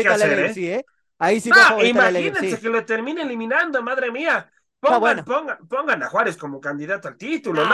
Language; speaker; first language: Spanish; native; Spanish